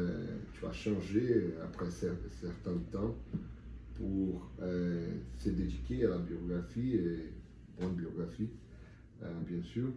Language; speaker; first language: French; non-native, learner; Portuguese